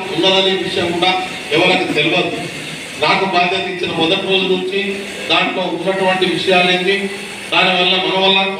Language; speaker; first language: Telugu; non-native, local second language; Lambadi